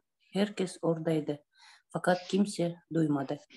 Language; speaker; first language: Turkish; non-native, learner; Kyrgyz